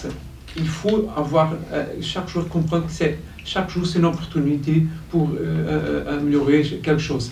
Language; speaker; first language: French; non-native, fluent; Portuguese